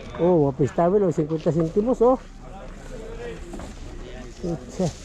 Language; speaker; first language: Spanish; non-native, learner; Filipino